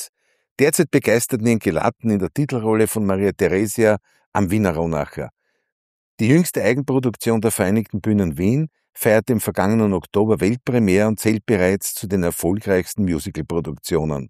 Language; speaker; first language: German; native; German